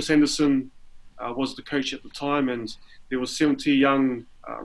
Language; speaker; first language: English; native; English